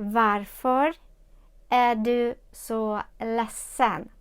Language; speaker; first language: Swedish; non-native, fluent; Ukrainian